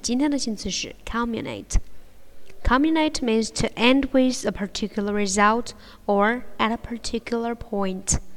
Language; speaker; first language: English; non-native, fluent; Chinese